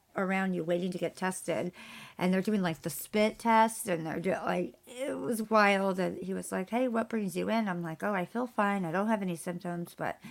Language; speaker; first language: English; native; English